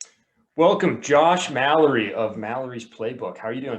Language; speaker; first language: English; native; English